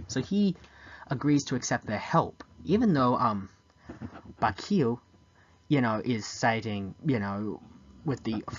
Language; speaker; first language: English; native; English